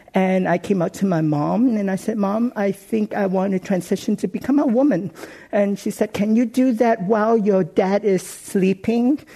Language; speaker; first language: English; non-native, local second language; Cantonese